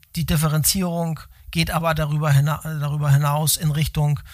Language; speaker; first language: German; native; German